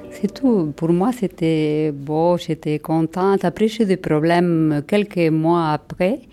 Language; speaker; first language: French; non-native, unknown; Spanish